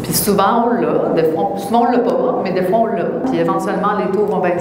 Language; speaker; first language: French; native; French